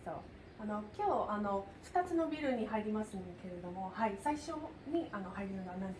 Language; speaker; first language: Japanese; non-native, fluent; English